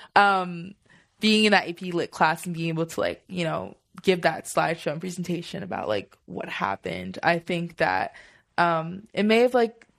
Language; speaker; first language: English; early bilingual, other home language; Yoruba